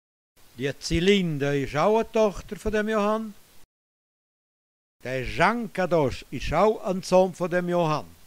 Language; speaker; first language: German; non-native, local second language; Romansh